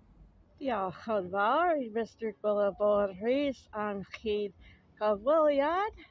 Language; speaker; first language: Welsh; non-native, learner; English